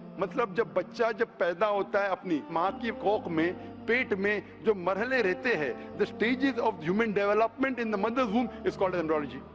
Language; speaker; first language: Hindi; non-native, local second language; Konkani